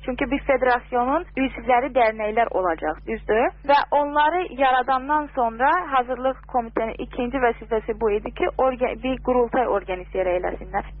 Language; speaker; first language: Azerbaijani; early bilingual, heritage; Azerbaijani